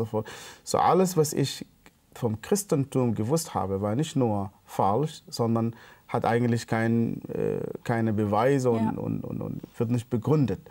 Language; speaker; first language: German; non-native, fluent; Arabic